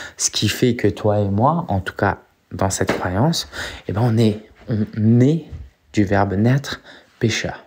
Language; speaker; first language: French; early bilingual, other home language; Chinese